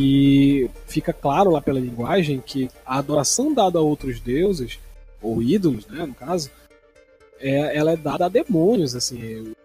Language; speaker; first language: Portuguese; native; Portuguese